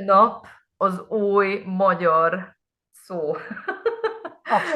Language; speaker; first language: Hungarian; non-native, learner; Polish